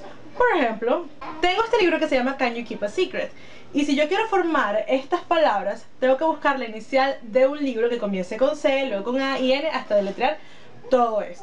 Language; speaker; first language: Spanish; native; Spanish